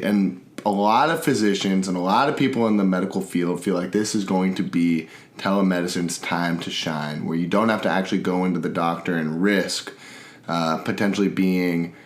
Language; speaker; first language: English; native; English